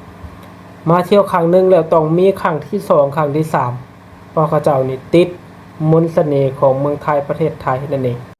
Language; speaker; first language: Thai; non-native, local second language; Lao